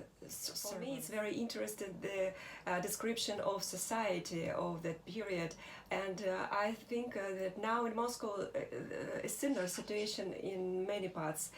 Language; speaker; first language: English; non-native, learner; Russian